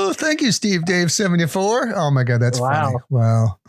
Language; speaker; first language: English; native; English